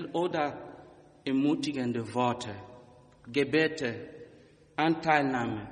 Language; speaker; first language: German; non-native, fluent; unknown